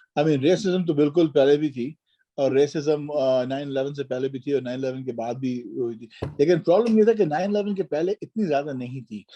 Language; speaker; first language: Urdu; early bilingual, heritage; Urdu